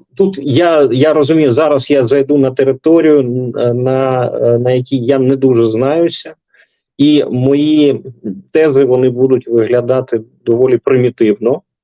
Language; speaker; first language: Ukrainian; non-native, local second language; Russian